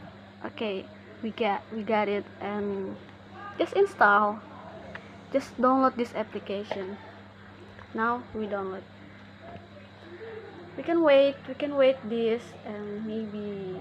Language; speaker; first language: English; non-native, learner; Indonesian